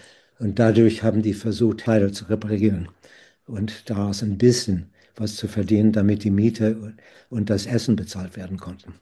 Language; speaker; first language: German; non-native, fluent; English